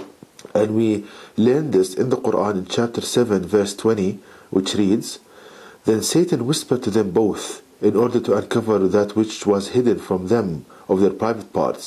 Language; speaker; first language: English; non-native, fluent; Arabic